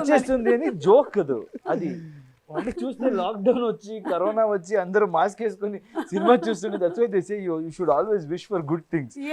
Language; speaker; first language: Telugu; non-native, learner; Kannada